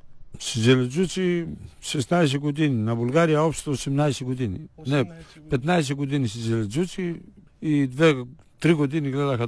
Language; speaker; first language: Bulgarian; non-native, learner; Greek